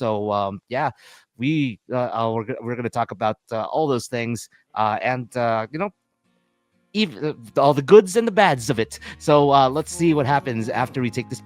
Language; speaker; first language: English; native; English